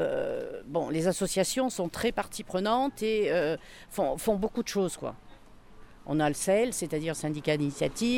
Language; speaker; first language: French; native; French